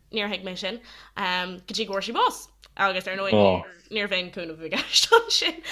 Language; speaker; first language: Irish; non-native, local second language; English